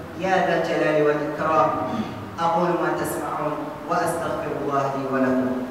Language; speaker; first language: Arabic; non-native, fluent; Fula